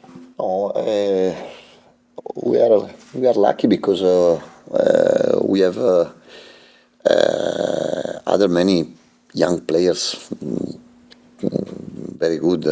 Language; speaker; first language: English; non-native, fluent; Italian